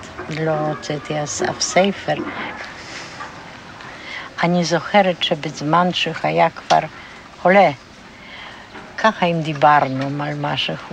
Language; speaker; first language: Hebrew; non-native, fluent; Polish